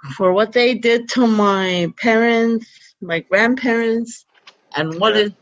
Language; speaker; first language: English; non-native, fluent; Cree